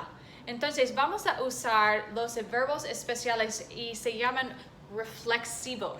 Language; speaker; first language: Spanish; non-native, fluent; English